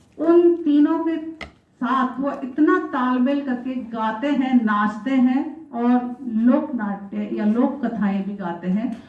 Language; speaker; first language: Hindi; non-native, local second language; Rajasthani